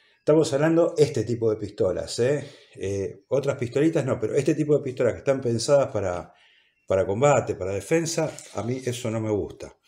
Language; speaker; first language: Spanish; native; Spanish